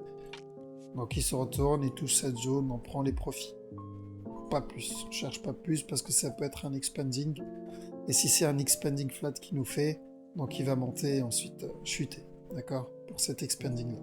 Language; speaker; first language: French; native; French